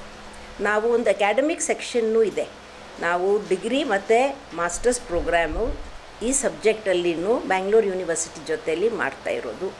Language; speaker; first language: Kannada; non-native, local second language; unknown